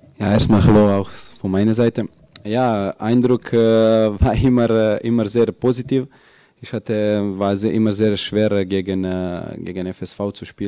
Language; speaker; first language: German; non-native, fluent; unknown